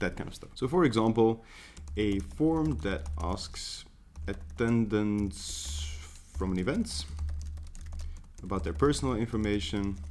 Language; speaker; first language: English; non-native, fluent; Dutch